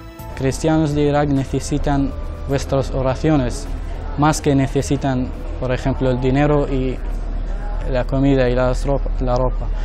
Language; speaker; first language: Spanish; non-native, learner; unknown